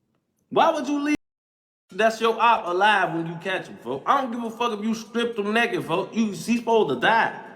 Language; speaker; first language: English; native; English